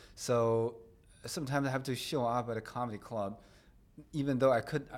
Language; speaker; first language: English; non-native, fluent; Chinese